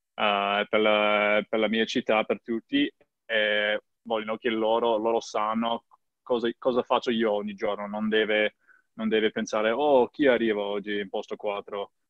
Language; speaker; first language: Italian; non-native, learner; English